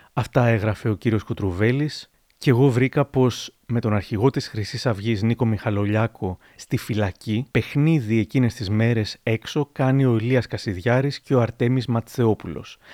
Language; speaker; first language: Greek; native; Greek